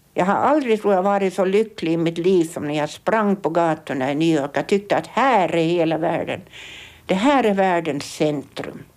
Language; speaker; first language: Swedish; native; Swedish